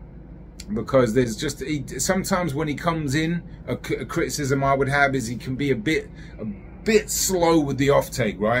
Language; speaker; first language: English; native; English